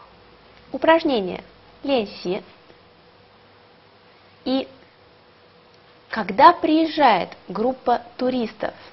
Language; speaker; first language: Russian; non-native, fluent; Chinese